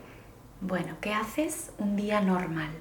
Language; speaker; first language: Spanish; native; Spanish